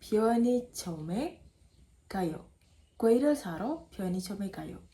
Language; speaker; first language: Korean; non-native, learner; Indonesian